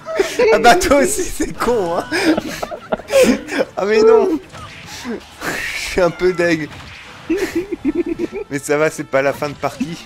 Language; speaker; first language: French; native; French